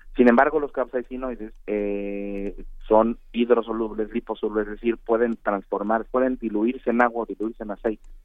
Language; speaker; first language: Spanish; native; Spanish